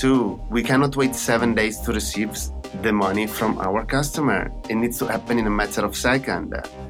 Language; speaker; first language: English; non-native, fluent; Italian